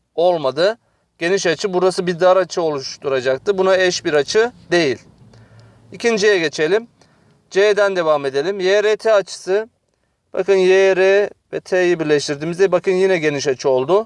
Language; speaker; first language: Turkish; native; Turkish